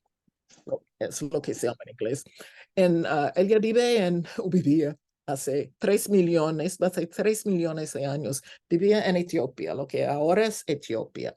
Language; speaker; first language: Spanish; non-native, fluent; English